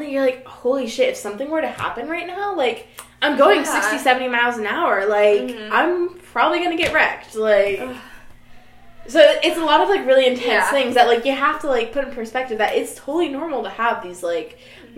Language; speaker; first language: English; native; English